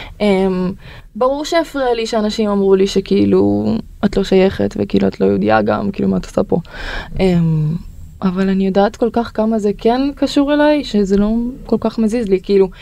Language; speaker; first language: Hebrew; early bilingual, other home language; Russian